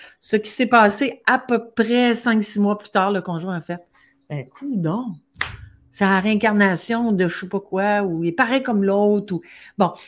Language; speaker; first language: French; native; French